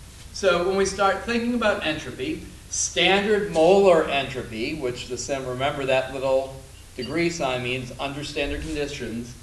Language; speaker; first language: English; native; English